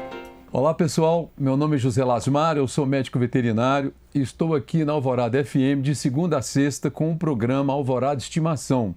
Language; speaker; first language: Portuguese; native; Portuguese